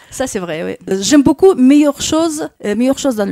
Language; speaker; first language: French; non-native, fluent; Russian